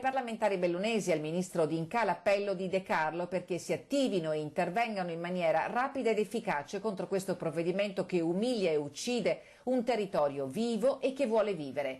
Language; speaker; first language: Italian; native; Italian